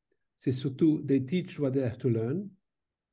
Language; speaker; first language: French; native; French